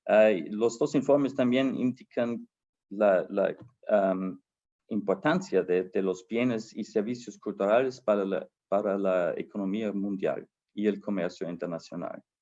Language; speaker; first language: Spanish; non-native, fluent; German